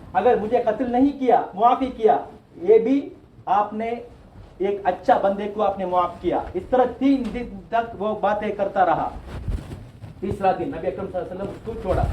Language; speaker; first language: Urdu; non-native, local second language; Tamil